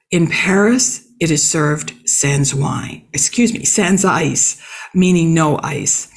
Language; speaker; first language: English; native; English